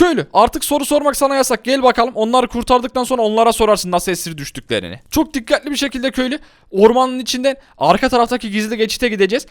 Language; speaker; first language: Turkish; native; Turkish